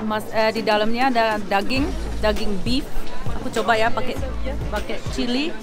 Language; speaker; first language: Indonesian; early bilingual, heritage; German